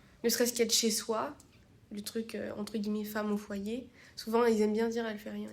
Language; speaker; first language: French; native; French